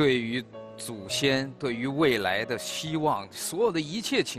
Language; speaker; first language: Chinese; native; Chinese